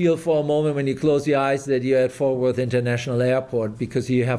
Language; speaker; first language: English; non-native, fluent; German